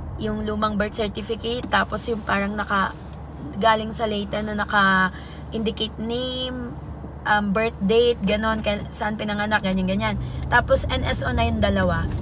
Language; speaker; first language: Filipino; non-native, local second language; Waray